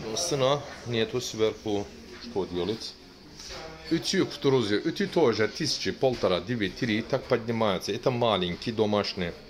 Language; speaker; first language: Russian; non-native, learner; Turkish